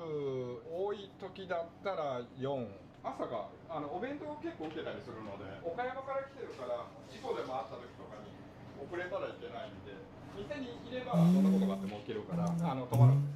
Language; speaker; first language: Japanese; native; Japanese